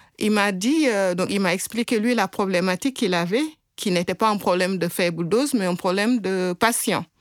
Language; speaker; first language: French; non-native, local second language; Wolof